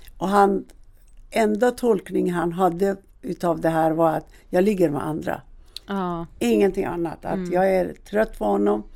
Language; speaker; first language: Swedish; non-native, fluent; Persian